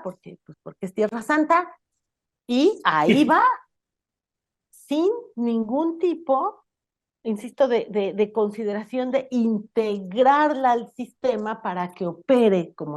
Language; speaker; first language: Spanish; native; Spanish